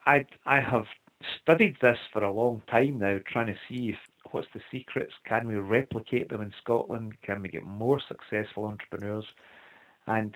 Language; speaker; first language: English; native; English